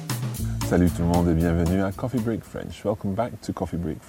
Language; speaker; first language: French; non-native, fluent; English